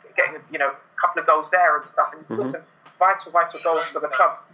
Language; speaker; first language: English; native; English